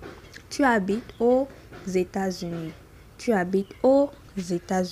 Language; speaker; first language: French; non-native, fluent; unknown